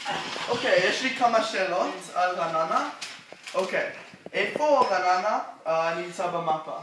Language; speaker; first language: Hebrew; non-native, learner; English